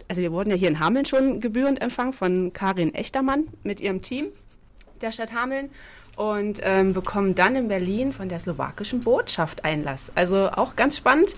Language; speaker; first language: German; native; German